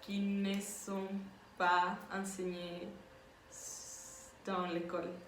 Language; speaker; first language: French; non-native, learner; Spanish